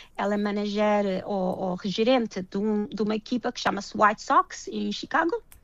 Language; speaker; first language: Portuguese; early bilingual, heritage; Portuguese